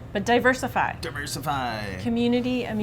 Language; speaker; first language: English; native; English